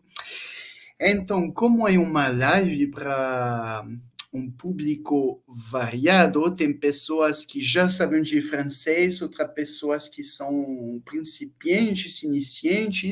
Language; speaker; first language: Portuguese; non-native, fluent; French